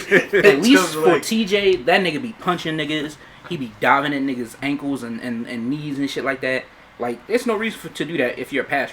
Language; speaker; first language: English; native; English